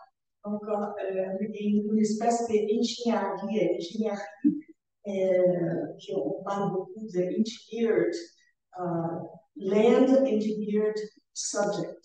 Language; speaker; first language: French; non-native, learner; Portuguese